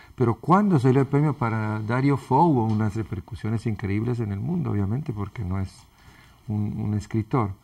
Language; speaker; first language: Spanish; early bilingual, other home language; Italian